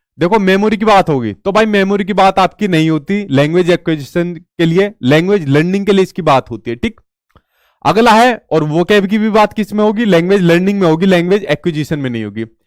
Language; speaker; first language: Hindi; native; Hindi